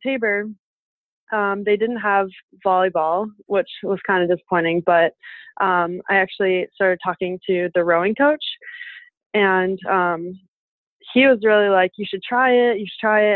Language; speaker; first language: English; native; English